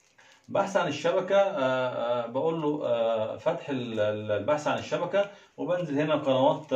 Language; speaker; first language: Arabic; native; Arabic